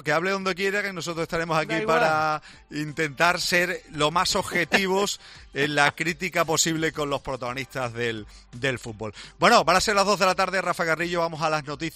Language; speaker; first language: Spanish; native; Spanish